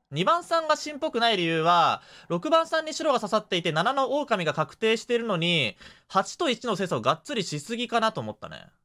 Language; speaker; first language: Japanese; native; Japanese